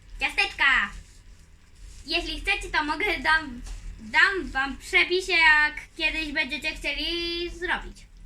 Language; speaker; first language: Polish; early bilingual, heritage; Polish